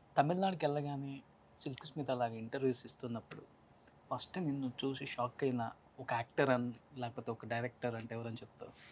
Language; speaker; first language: Telugu; native; Telugu